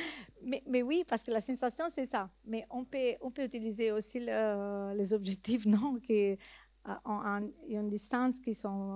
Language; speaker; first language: French; non-native, learner; Italian